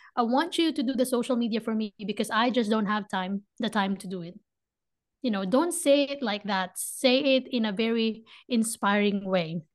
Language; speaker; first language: English; non-native, local second language; Filipino